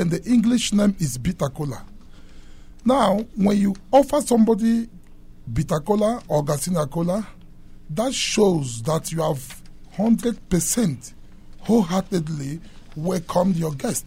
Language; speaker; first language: English; non-native, local second language; Igbo